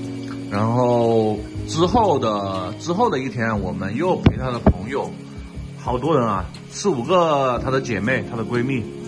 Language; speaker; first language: Chinese; native; Chinese